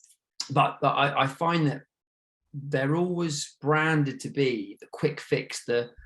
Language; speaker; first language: English; native; English